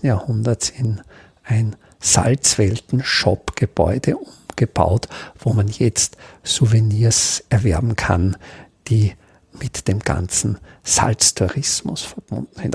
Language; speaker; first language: German; native; German